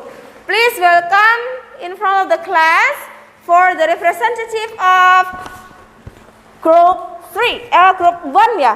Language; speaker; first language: English; non-native, learner; Indonesian